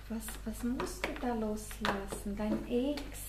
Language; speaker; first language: German; non-native, fluent; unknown